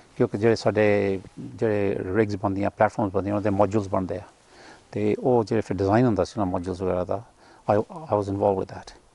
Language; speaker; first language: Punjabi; early bilingual, heritage; Punjabi